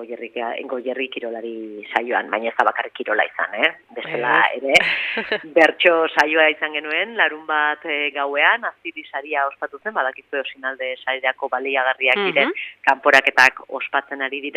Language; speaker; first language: Basque; native; Basque